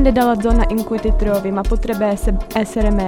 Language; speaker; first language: Italian; non-native, fluent; Czech